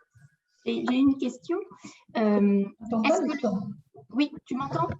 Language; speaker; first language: French; native; French